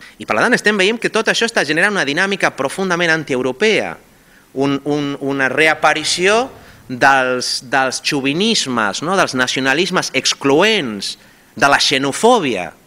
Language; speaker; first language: Catalan; non-native, fluent; Spanish